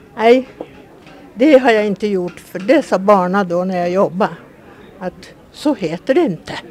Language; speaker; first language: Swedish; native; Swedish